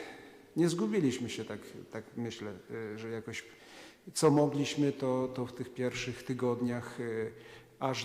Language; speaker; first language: Polish; non-native, fluent; Ukrainian